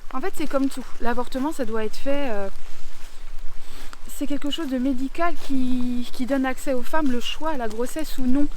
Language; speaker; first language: French; native; French